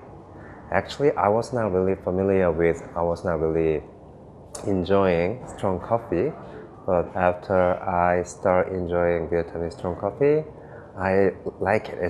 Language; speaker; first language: English; non-native, fluent; Korean